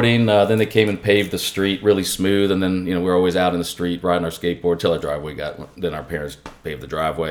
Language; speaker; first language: English; native; English